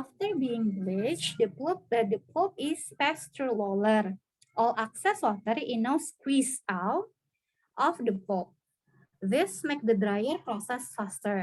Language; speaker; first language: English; non-native, learner; Indonesian